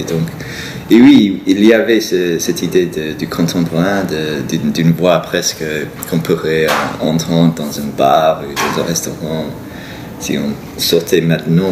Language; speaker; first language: French; non-native, fluent; English